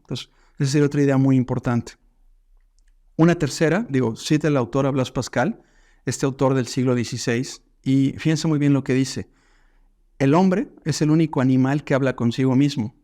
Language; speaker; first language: Spanish; native; Spanish